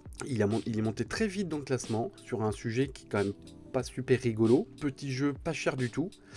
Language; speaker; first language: French; native; French